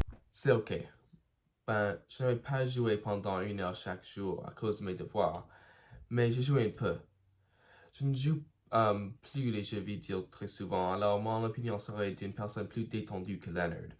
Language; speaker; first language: French; non-native, learner; English